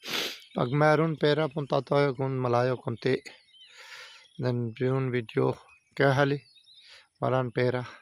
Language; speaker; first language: Filipino; non-native, learner; Punjabi